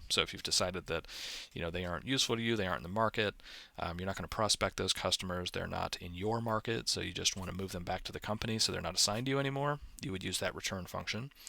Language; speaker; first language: English; native; English